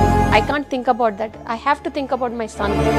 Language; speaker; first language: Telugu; non-native, local second language; Tamil